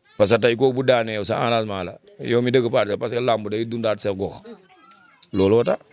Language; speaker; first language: Wolof; non-native, local second language; Fula